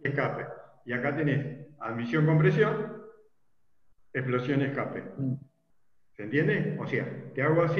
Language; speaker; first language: Spanish; native; Spanish